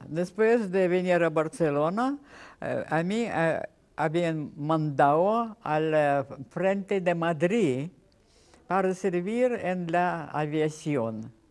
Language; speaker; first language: Spanish; non-native, fluent; Russian